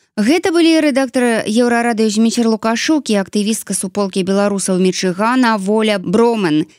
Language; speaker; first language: Belarusian; native; Belarusian